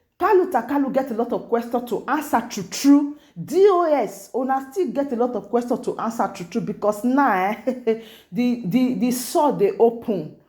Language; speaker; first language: Nigerian Pidgin; non-native, local second language; Igbo